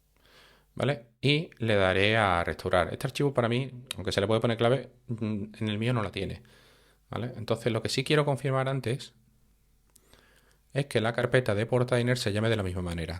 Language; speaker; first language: Spanish; native; Spanish